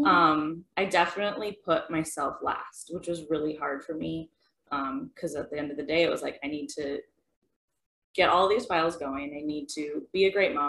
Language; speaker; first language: English; native; English